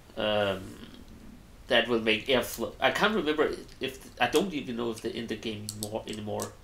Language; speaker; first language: English; non-native, fluent; Danish